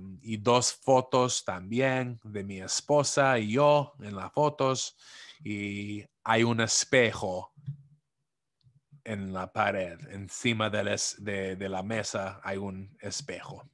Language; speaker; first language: Spanish; non-native, fluent; English